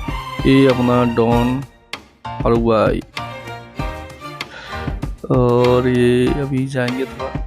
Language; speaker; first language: Hindi; non-native, local second language; Assamese